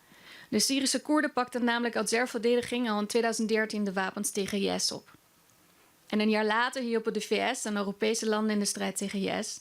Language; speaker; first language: Dutch; early bilingual, other home language; Kurdish